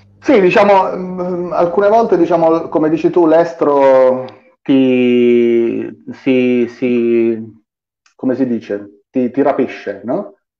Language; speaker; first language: Italian; native; Italian